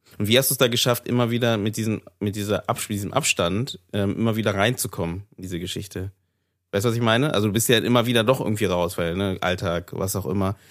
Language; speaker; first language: German; native; German